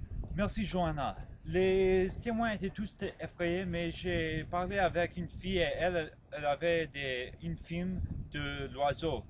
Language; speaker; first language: French; non-native, learner; English